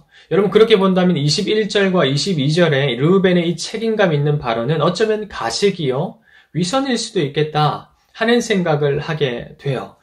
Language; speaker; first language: Korean; native; Korean